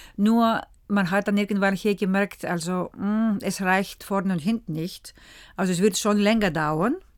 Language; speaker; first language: German; early bilingual, other home language; Greek